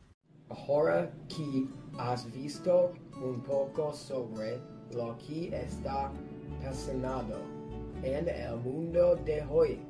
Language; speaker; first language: Spanish; non-native, learner; English